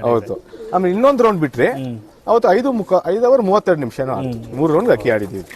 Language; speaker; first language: Kannada; non-native, local second language; Tamil